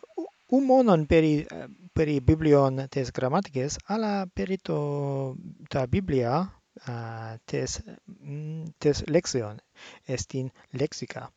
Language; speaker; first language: Greek; non-native, learner; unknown